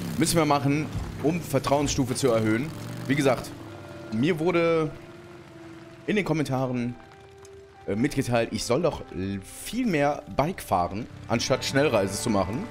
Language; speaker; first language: German; native; German